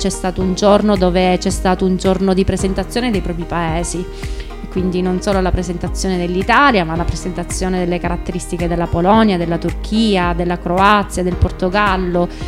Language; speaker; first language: Italian; native; Italian